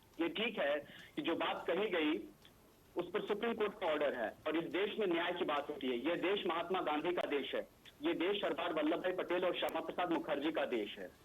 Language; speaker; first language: Hindi; native; Hindi